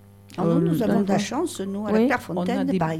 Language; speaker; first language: French; native; French